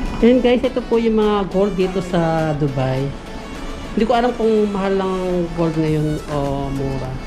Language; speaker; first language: Filipino; non-native, local second language; Cebuano